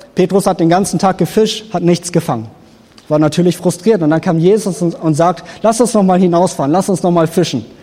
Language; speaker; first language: German; native; German